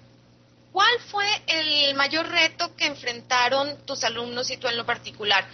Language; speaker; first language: Spanish; native; Spanish